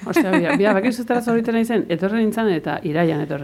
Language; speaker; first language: Basque; early bilingual, heritage; Spanish